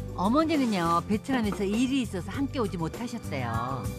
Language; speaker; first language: Korean; native; Korean